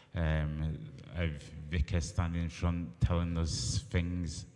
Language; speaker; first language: English; native; English